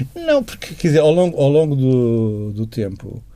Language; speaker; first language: Portuguese; native; Portuguese